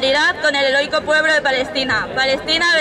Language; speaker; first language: Spanish; native; Spanish